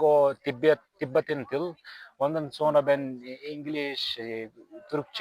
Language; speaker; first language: Turkish; non-native, learner; Tibetan